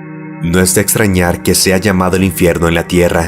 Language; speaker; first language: Spanish; native; Spanish